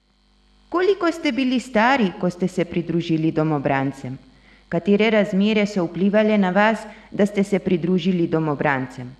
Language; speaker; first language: Slovenian; native; Slovenian